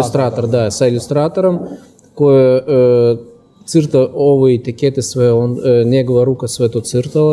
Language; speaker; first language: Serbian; non-native, fluent; Russian